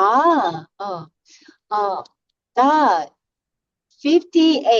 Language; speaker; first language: English; non-native, learner; Korean